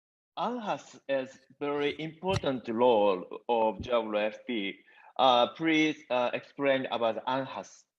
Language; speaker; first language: English; non-native, learner; Japanese